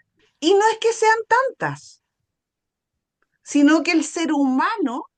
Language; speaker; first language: Spanish; native; Spanish